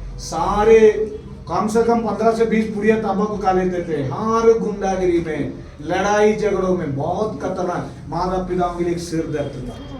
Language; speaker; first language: Hindi; non-native, local second language; Malayalam